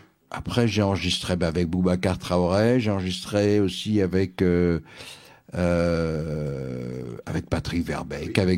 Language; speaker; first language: French; native; French